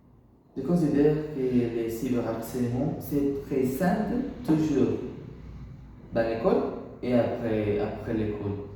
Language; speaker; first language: French; non-native, learner; Spanish